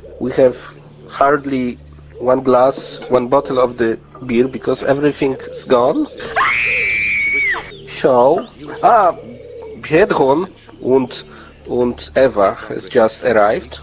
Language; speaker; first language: English; non-native, learner; Polish